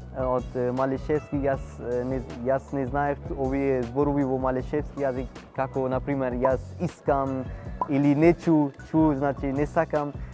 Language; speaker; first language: Macedonian; non-native, learner; Urdu